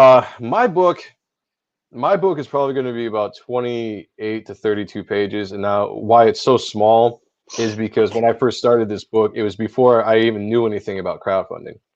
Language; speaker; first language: English; native; English